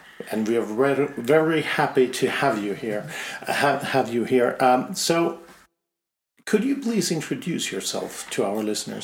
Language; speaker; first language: English; non-native, fluent; Finnish